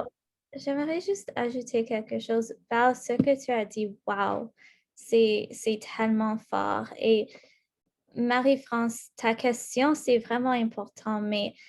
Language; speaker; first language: French; non-native, local second language; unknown